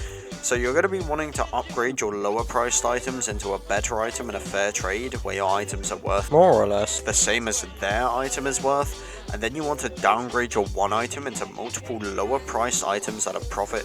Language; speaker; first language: English; native; English